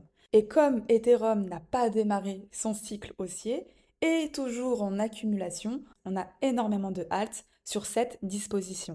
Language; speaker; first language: French; native; French